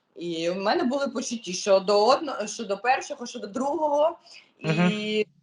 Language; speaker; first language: Ukrainian; non-native, local second language; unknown